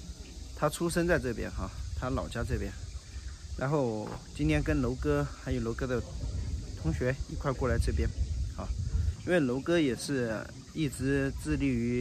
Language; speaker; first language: Chinese; native; Chinese